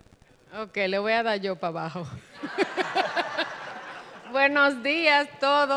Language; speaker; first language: Spanish; early bilingual, heritage; Spanish